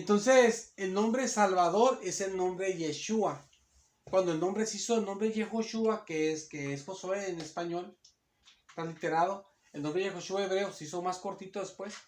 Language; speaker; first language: Spanish; native; Spanish